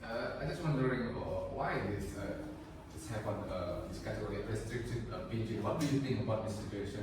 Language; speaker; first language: English; non-native, fluent; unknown